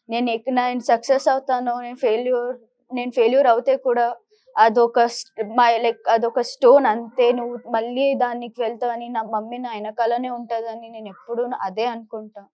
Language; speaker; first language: Telugu; non-native, local second language; Kannada